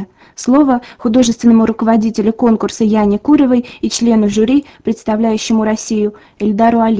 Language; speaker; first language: Russian; native; Russian